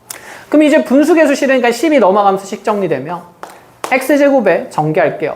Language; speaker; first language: Korean; native; Korean